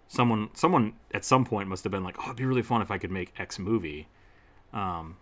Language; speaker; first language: English; native; English